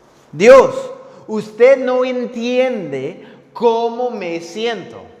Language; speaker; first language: Spanish; non-native, fluent; English